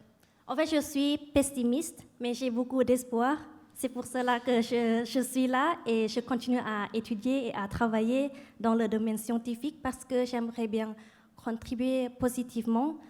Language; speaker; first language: French; non-native, fluent; Thai